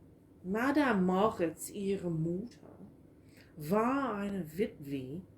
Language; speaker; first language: German; non-native, learner; English